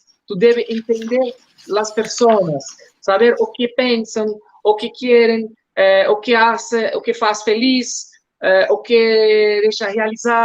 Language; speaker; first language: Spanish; non-native, learner; Portuguese